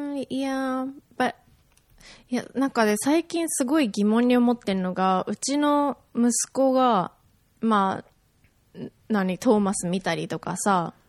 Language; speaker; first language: Japanese; early bilingual, heritage; Japanese